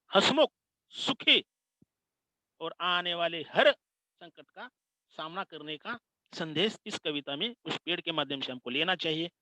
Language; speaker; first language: Hindi; non-native, local second language; Marathi